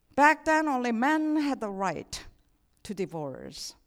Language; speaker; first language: English; non-native, fluent; Korean